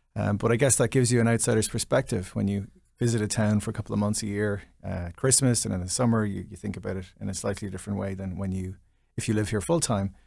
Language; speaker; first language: English; native; English